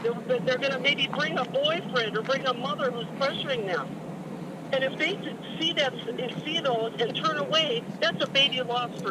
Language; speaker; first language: English; native; English